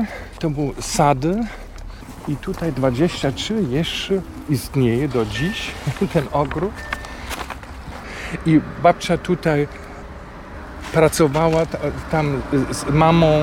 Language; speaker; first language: Polish; non-native, fluent; German